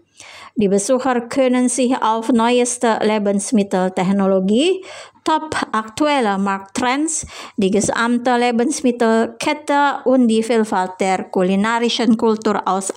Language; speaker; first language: German; non-native, fluent; Indonesian